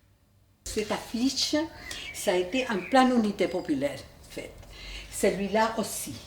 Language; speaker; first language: French; non-native, fluent; Spanish